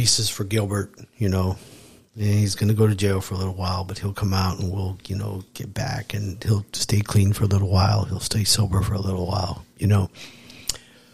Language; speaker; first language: English; native; English